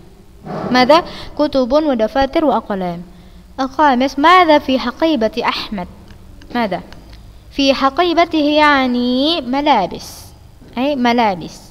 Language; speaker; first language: Arabic; non-native, fluent; Indonesian